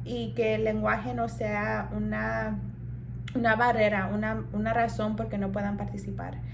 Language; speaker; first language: Spanish; early bilingual, heritage; Spanish